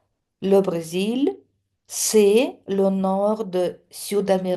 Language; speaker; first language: French; non-native, fluent; Russian